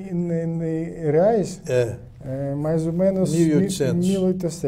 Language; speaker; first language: Portuguese; non-native, learner; Ukrainian